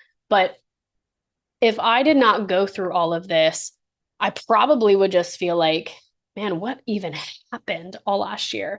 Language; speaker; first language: English; native; English